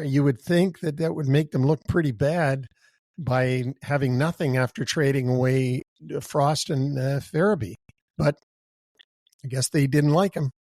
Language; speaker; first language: English; native; English